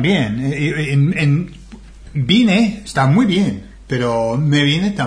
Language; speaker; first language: Spanish; non-native, fluent; English